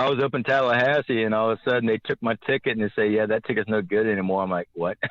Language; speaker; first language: English; native; English